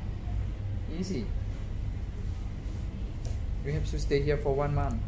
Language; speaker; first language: English; non-native, learner; Thai